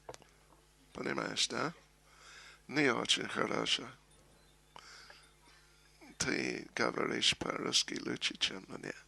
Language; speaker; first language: Russian; non-native, learner; English